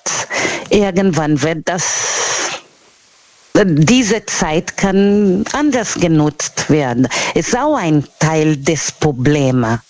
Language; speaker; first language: German; non-native, learner; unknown